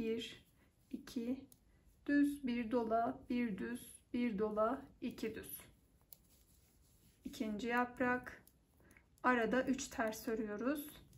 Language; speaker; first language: Turkish; native; Turkish